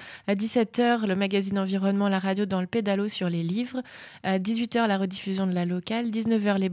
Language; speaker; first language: French; native; French